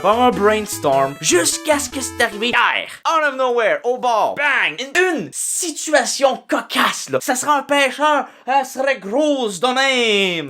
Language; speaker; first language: French; native; French